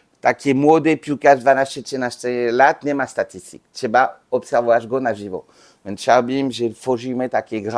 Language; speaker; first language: Polish; non-native, learner; French